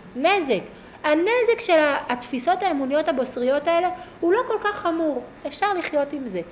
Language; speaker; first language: Hebrew; native; Hebrew